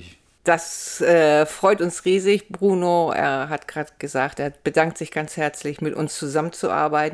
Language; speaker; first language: German; native; German